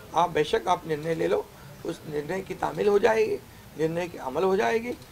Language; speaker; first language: Hindi; non-native, local second language; Marathi